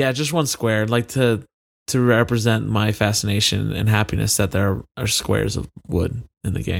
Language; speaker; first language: English; native; English